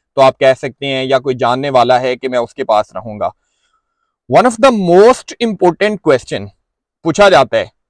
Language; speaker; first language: Urdu; non-native, local second language; Punjabi